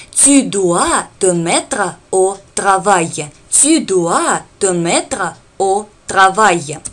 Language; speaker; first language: French; non-native, fluent; Russian